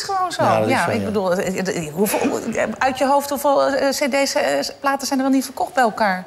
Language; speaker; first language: Dutch; native; Dutch